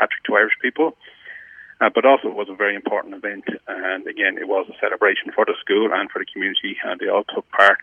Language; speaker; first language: English; native; English